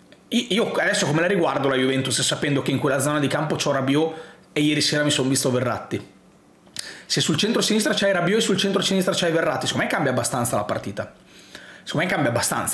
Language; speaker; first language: Italian; native; Italian